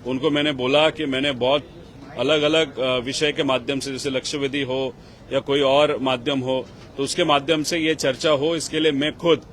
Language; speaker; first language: Hindi; non-native, local second language; Marathi